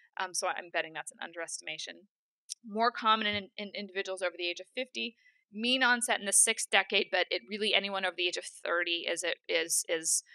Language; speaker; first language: English; native; English